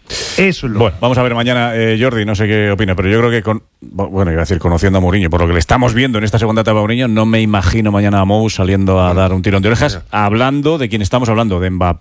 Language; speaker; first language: Spanish; native; Spanish